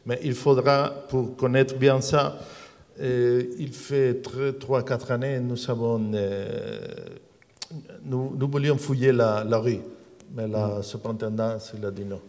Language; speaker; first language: French; non-native, learner; Spanish